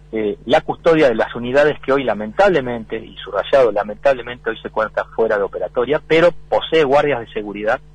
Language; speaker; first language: Spanish; native; Spanish